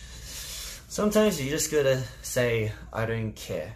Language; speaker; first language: English; early bilingual, other home language; Korean